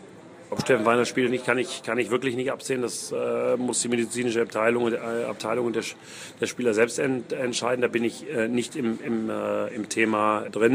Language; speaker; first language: German; native; German